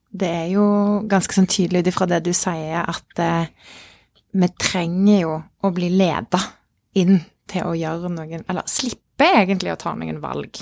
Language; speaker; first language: Norwegian; native; Norwegian